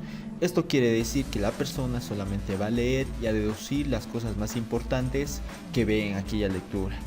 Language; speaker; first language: Spanish; native; Spanish